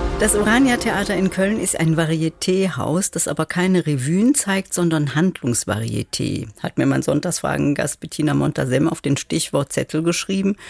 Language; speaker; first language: German; native; German